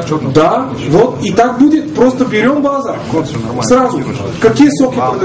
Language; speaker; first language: Russian; non-native, fluent; Bulgarian